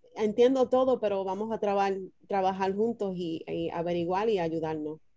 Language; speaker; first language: Spanish; early bilingual, heritage; Spanish